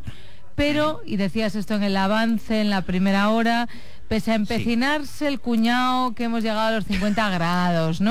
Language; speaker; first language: Spanish; native; Spanish